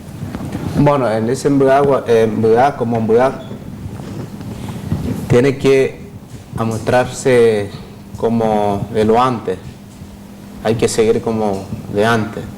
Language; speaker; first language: Spanish; non-native, local second language; Guarani